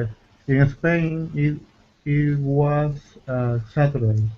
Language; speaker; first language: English; non-native, learner; Spanish